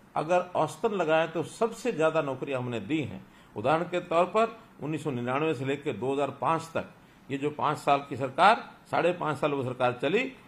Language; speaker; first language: Hindi; native; Hindi